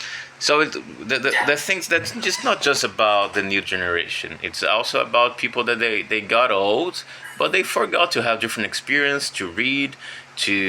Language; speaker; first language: English; non-native, fluent; Portuguese